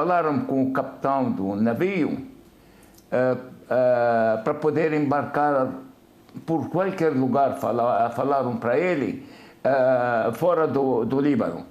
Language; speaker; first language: Portuguese; non-native, fluent; Arabic